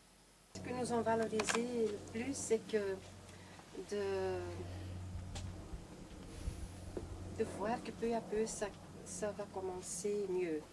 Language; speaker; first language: French; non-native, local second language; Dutch